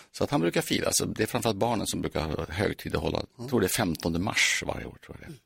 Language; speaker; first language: Swedish; native; Swedish